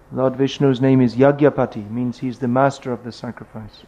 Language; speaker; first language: English; native; English